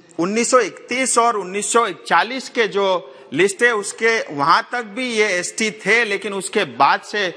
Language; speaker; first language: Hindi; non-native, local second language; Nepali